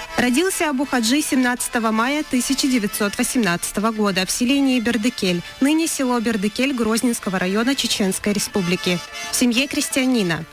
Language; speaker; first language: Russian; non-native, local second language; Chechen